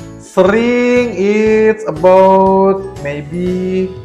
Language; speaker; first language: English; non-native, learner; Indonesian